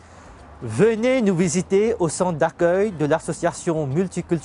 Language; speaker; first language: French; native; French